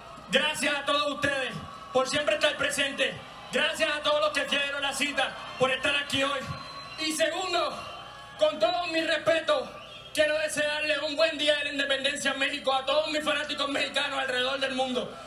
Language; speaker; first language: Spanish; early bilingual, heritage; Spanish